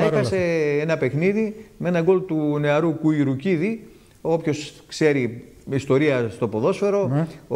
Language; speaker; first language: Greek; native; Greek